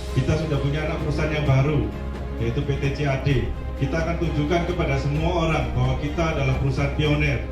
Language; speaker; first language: Indonesian; native; Indonesian